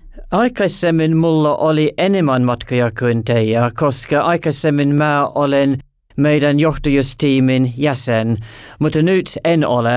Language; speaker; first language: Finnish; non-native, learner; English